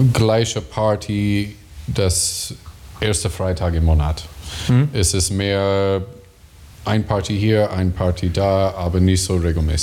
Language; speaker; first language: German; non-native, learner; English